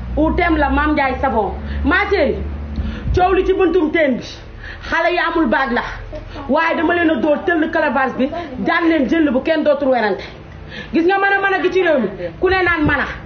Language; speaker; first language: Wolof; non-native, local second language; Fula